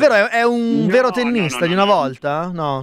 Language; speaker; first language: Italian; native; Italian